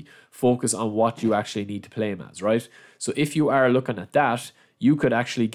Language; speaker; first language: English; native; English